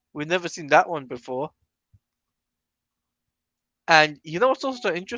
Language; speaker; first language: English; native; English